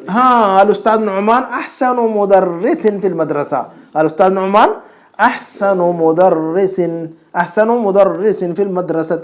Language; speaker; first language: Urdu; native; Urdu